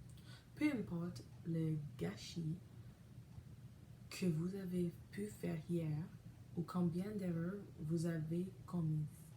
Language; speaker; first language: French; non-native, learner; English